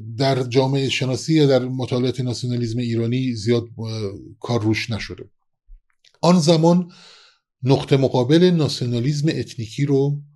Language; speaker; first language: Persian; non-native, local second language; Kurdish